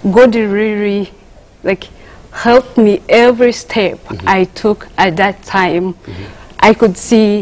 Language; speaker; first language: English; non-native, local second language; Kinyarwanda